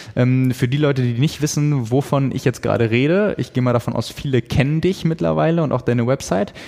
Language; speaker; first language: German; native; German